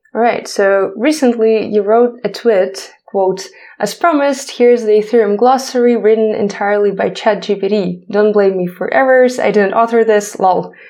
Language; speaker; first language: English; non-native, fluent; Ukrainian